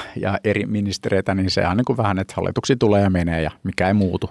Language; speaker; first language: Finnish; native; Finnish